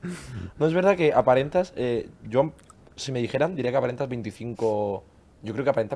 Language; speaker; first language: Spanish; native; Spanish